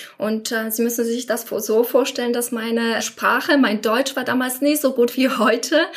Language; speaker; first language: German; non-native, fluent; Polish